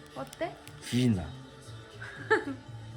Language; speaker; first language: Korean; native; Korean